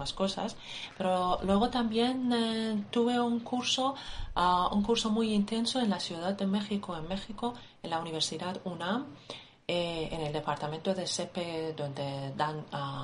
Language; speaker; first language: Spanish; non-native, fluent; Persian